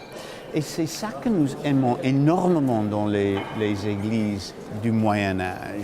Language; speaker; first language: French; non-native, fluent; English